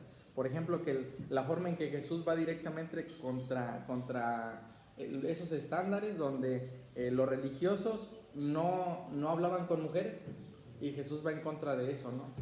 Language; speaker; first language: Spanish; native; Spanish